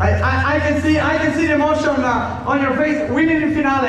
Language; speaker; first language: English; non-native, fluent; Italian